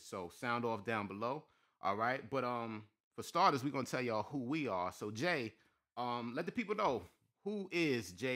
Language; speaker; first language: English; native; English